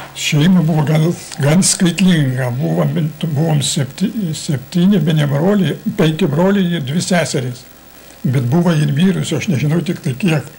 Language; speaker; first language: Lithuanian; native; Lithuanian